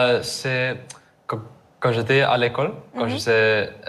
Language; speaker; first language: French; non-native, learner; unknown